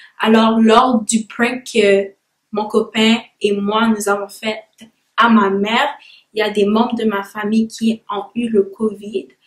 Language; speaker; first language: French; early bilingual, other home language; Haitian Creole